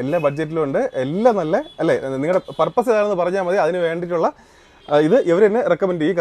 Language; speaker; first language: Malayalam; native; Malayalam